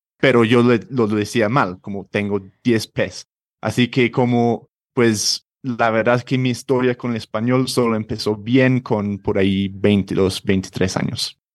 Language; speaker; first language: Spanish; non-native, fluent; English